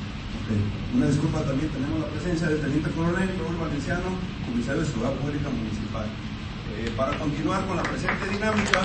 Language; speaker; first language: Spanish; native; Spanish